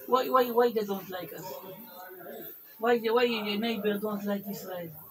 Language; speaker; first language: English; non-native, learner; Hebrew